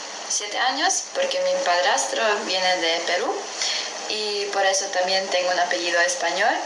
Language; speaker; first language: Spanish; non-native, learner; German